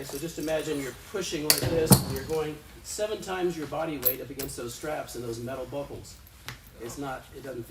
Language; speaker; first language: English; native; English